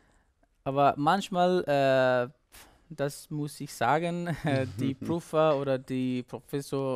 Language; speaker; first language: German; non-native, learner; Persian